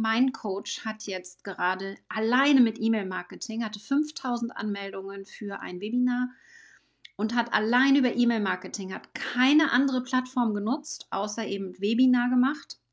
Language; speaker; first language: German; native; German